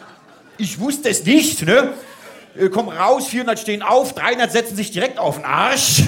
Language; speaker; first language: German; native; German